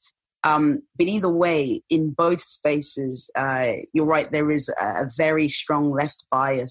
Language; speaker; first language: English; native; English